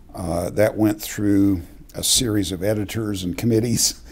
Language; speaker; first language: English; native; English